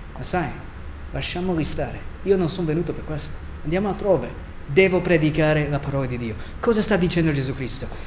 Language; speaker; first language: Italian; non-native, fluent; English